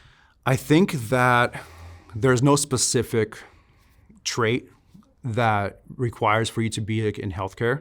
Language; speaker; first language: English; native; English